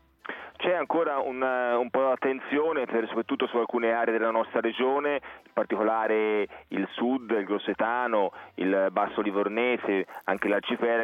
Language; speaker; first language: Italian; native; Italian